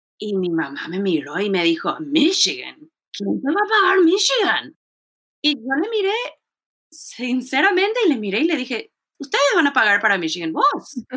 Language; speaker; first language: Spanish; early bilingual, heritage; Spanish